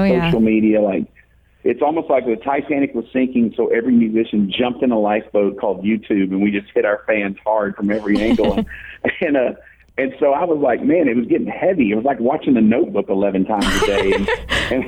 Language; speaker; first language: English; native; English